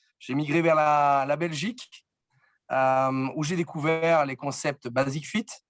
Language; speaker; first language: French; native; French